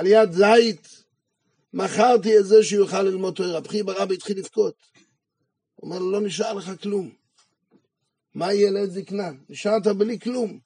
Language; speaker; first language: Hebrew; non-native, fluent; French